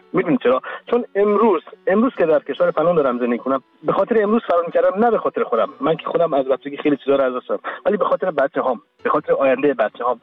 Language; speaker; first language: Persian; non-native, local second language; Central Kurdish